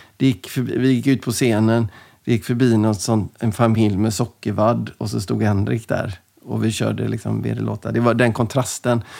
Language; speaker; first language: Swedish; native; Swedish